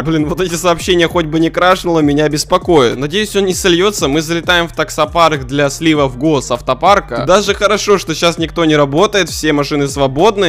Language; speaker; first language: Russian; native; Russian